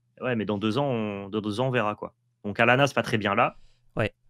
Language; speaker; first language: French; native; French